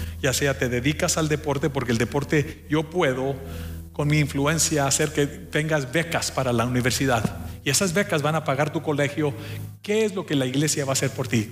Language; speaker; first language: Spanish; early bilingual, heritage; Spanish